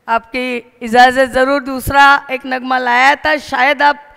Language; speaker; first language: Hindi; non-native, local second language; Marathi